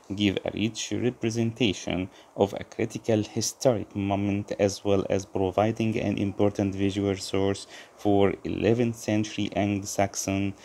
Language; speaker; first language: English; non-native, fluent; Arabic